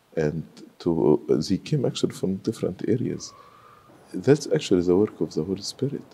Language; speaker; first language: English; non-native, fluent; Arabic